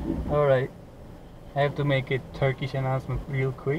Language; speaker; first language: English; non-native, fluent; Turkish